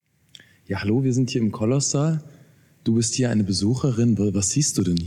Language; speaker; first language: German; native; German